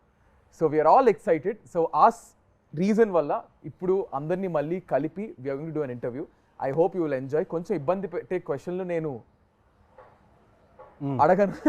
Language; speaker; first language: Telugu; native; Telugu